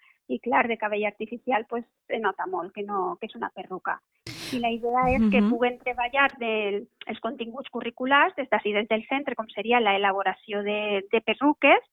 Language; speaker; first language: Catalan; native; Catalan